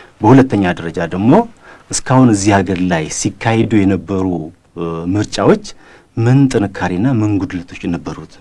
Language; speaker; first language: Amharic; non-native, local second language; Oromo